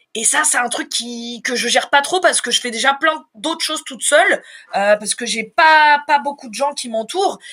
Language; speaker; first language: French; native; French